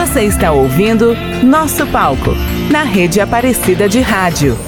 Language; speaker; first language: Portuguese; native; Portuguese